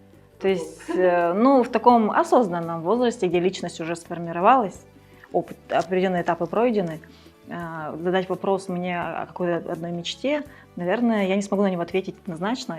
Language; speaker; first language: Russian; early bilingual, other home language; Georgian